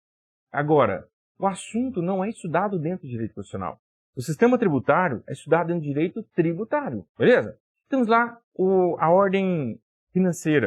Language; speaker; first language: Portuguese; native; Portuguese